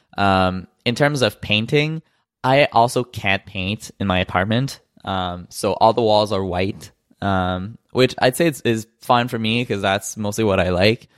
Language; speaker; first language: English; native; English